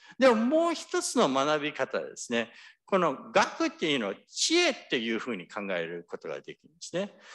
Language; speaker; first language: Japanese; early bilingual, heritage; Japanese